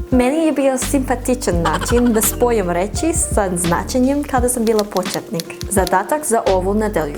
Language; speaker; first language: Serbian; non-native, learner; English